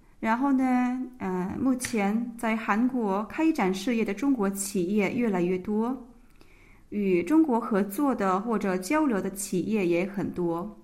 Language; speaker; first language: Chinese; non-native, fluent; Korean